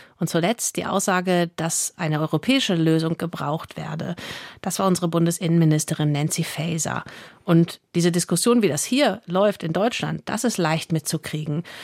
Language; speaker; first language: German; native; German